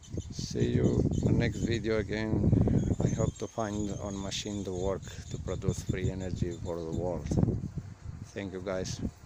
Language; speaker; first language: English; non-native, learner; Greek